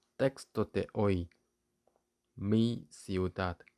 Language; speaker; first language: Spanish; non-native, learner; Korean